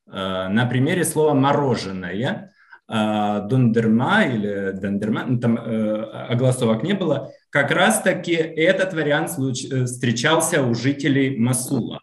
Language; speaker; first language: Russian; native; Russian